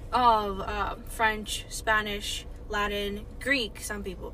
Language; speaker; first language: English; non-native, fluent; Japanese